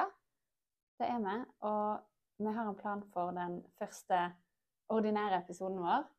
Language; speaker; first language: Norwegian; native; Norwegian